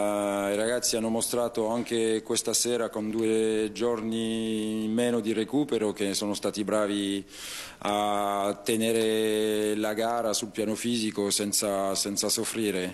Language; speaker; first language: Italian; non-native, fluent; French